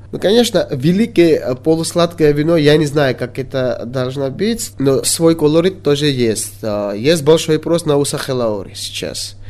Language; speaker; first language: Russian; non-native, local second language; Georgian